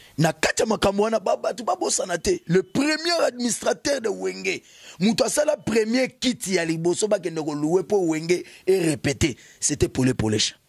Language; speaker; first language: Lingala; native; Lingala